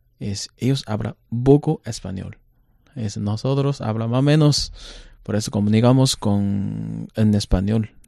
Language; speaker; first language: Spanish; non-native, learner; Chinese